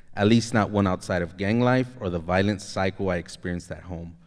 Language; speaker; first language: English; native; English